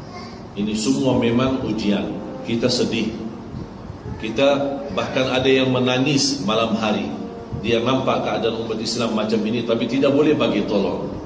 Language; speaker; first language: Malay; non-native, fluent; Arabic